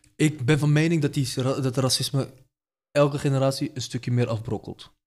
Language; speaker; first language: Dutch; early bilingual, other home language; Arabic